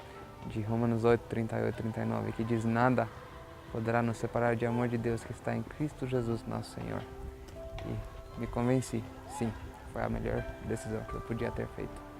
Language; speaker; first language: Portuguese; non-native, fluent; Albanian